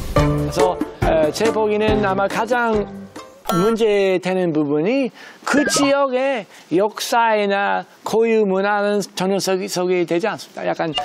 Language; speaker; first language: Korean; non-native, fluent; English